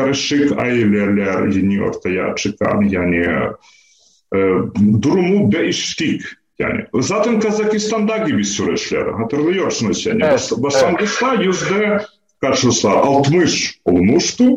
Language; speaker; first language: Turkish; non-native, fluent; Ukrainian